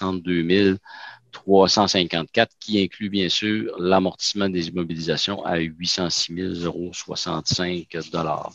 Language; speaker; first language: French; native; French